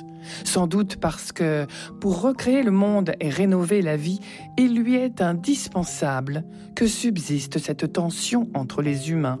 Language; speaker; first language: French; native; French